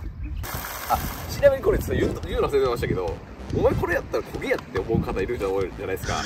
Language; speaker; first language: Japanese; native; Japanese